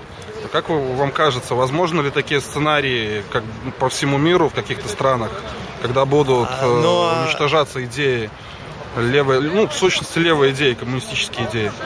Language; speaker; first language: Russian; native; Russian